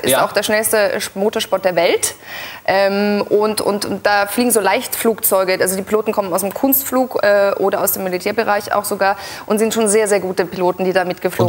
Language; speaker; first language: German; native; German